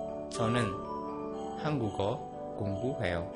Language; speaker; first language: Korean; non-native, fluent; Indonesian